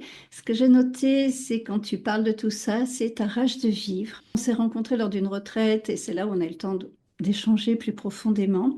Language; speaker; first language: French; native; French